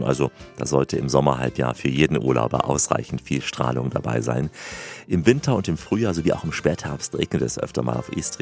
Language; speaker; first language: German; native; German